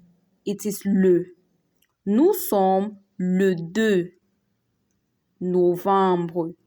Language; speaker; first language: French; non-native, fluent; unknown